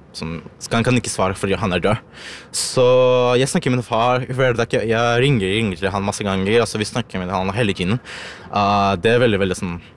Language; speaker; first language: Norwegian; non-native, learner; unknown